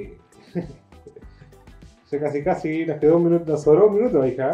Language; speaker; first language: Spanish; native; Spanish